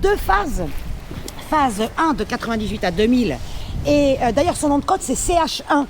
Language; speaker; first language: French; native; French